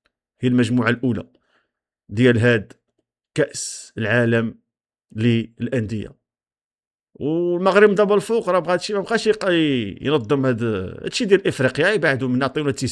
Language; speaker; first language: Arabic; native; Arabic